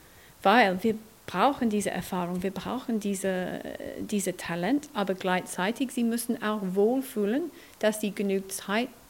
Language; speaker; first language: German; non-native, fluent; English